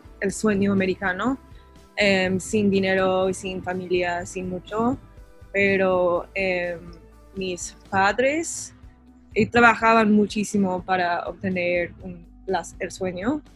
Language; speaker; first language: Spanish; non-native, learner; English